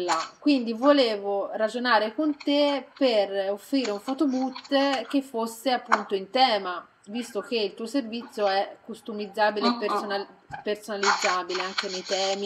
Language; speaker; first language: Italian; native; Italian